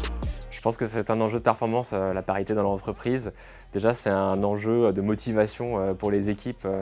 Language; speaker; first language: French; native; French